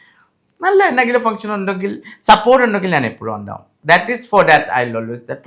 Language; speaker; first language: Malayalam; non-native, local second language; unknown